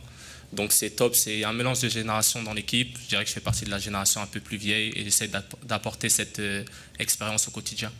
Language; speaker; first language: French; native; French